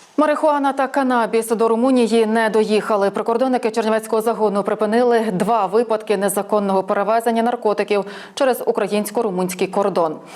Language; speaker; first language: Ukrainian; native; Ukrainian